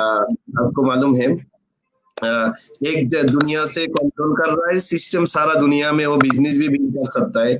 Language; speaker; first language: Hindi; non-native, fluent; Bangla